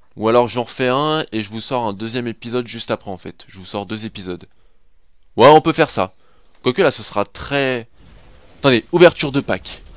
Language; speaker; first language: French; native; French